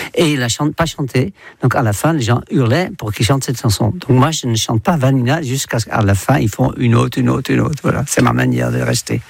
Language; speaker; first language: French; non-native, fluent; Dutch